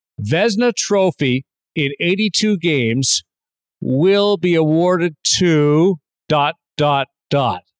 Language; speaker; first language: English; native; English